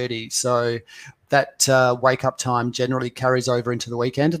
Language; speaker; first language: English; native; English